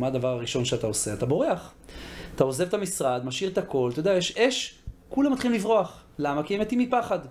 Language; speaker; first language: Hebrew; native; Hebrew